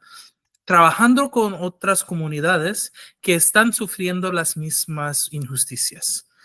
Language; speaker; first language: Spanish; non-native, fluent; English